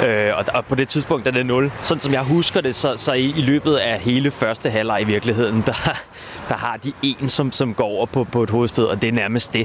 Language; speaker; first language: Danish; native; Danish